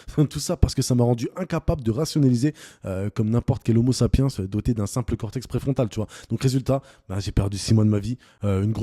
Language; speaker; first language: French; native; French